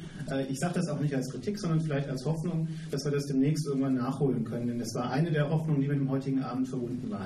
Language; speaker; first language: German; native; German